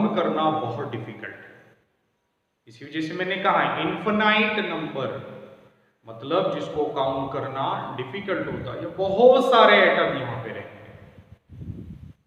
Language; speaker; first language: Hindi; non-native, local second language; Marathi